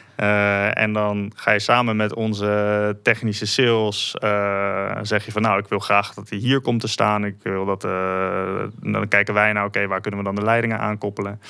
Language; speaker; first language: Dutch; native; Dutch